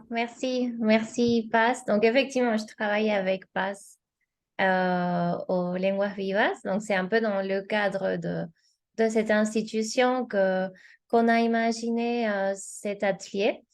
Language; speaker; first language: French; non-native, fluent; Spanish